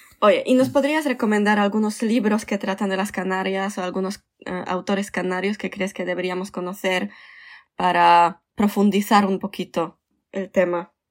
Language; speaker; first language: Spanish; non-native, fluent; Polish